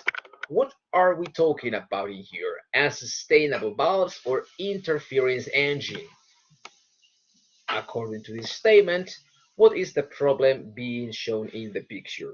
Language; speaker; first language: English; non-native, fluent; Spanish